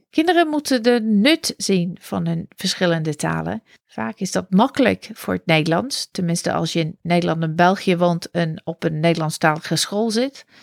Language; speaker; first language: Dutch; non-native, fluent; English